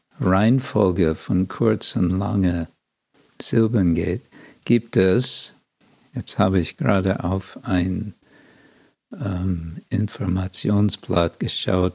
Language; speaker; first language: German; non-native, fluent; English